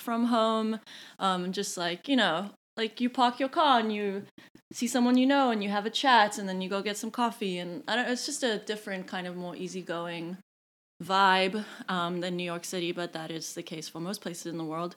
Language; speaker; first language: English; native; English